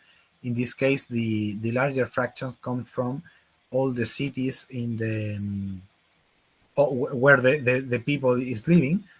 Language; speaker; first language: English; non-native, learner; Spanish